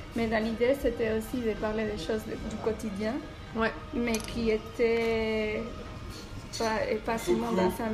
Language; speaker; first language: French; non-native, fluent; Spanish